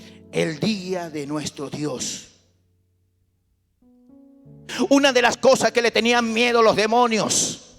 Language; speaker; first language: Spanish; native; Spanish